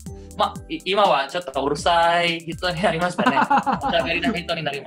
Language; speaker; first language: Japanese; non-native, fluent; Indonesian